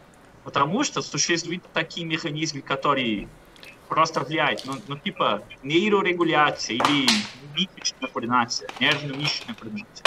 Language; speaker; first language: Russian; non-native, fluent; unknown